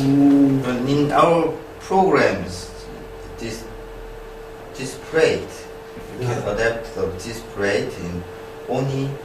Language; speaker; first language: English; non-native, learner; Korean